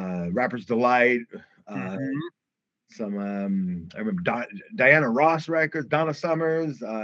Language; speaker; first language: English; native; English